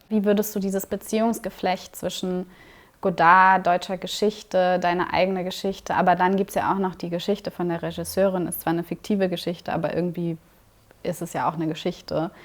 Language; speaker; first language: German; native; German